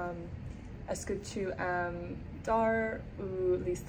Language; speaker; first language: French; non-native, learner; English